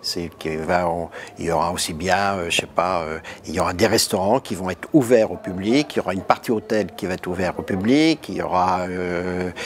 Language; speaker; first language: French; native; French